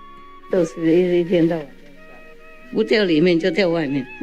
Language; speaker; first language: Chinese; non-native, fluent; Vietnamese